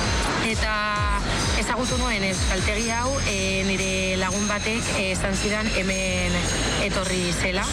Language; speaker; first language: Basque; non-native, local second language; Spanish